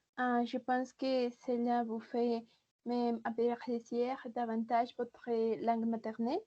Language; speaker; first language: French; non-native, learner; Spanish